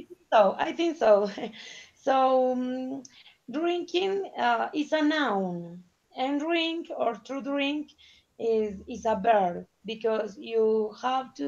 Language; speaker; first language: English; non-native, learner; Spanish